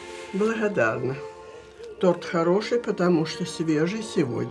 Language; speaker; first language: Russian; native; Russian